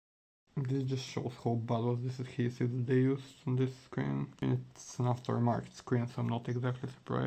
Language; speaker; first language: English; non-native, fluent; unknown